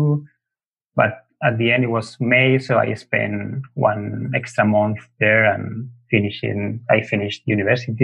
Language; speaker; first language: English; non-native, fluent; Spanish